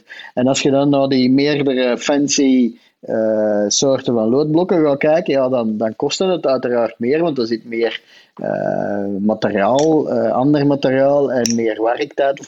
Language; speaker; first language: Dutch; native; Dutch